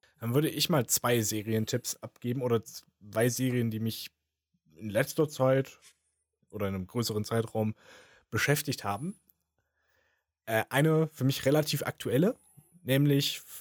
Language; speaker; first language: German; native; German